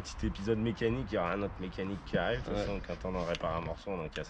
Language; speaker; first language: French; native; French